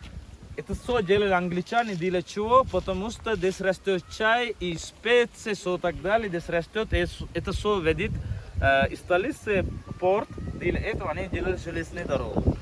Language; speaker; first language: Russian; non-native, learner; Sinhala